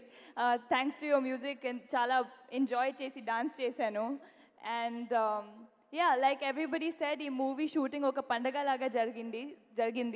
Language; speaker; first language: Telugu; non-native, fluent; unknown